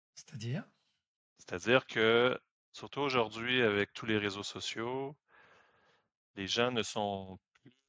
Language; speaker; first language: French; native; French